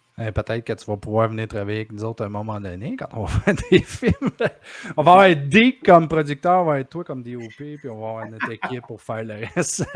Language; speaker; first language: French; native; French